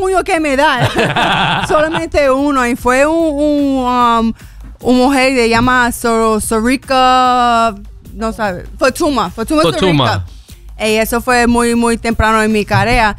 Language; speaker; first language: Spanish; early bilingual, heritage; English